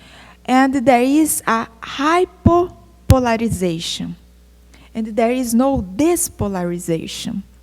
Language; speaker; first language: English; non-native, fluent; Portuguese